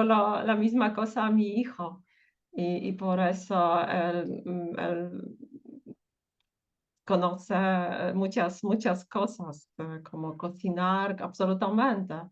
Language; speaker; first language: Spanish; non-native, fluent; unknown